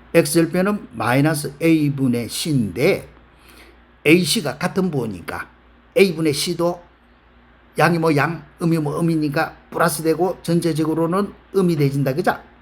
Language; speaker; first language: Korean; native; Korean